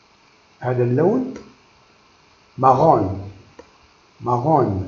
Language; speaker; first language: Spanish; non-native, learner; Arabic